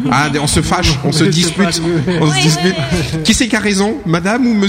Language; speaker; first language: French; native; French